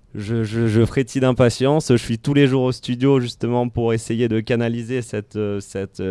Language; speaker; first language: French; native; French